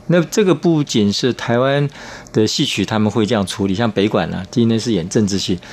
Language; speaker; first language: Chinese; native; Chinese